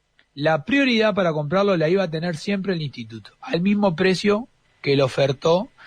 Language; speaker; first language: Spanish; native; Spanish